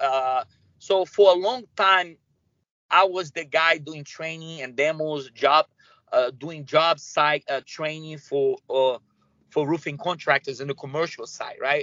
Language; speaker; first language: English; non-native, fluent; Spanish